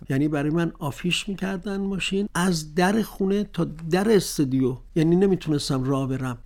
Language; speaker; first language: Persian; non-native, local second language; Azerbaijani